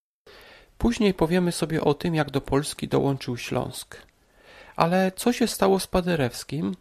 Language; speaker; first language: Polish; native; Polish